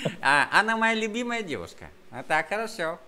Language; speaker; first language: Russian; non-native, fluent; Vietnamese